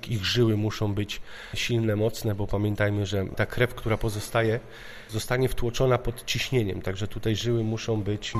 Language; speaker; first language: Polish; native; Polish